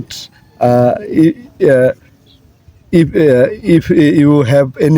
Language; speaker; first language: English; non-native, learner; Bangla